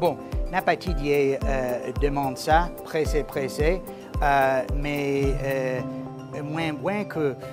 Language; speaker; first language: Haitian Creole; non-native, fluent; English